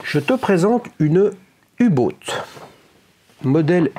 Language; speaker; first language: French; native; French